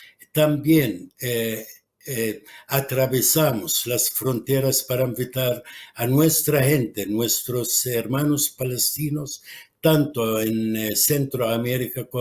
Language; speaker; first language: Spanish; non-native, fluent; Arabic